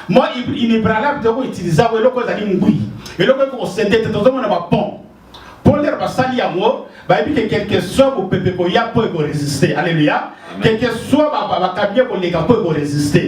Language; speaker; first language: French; non-native, local second language; Lingala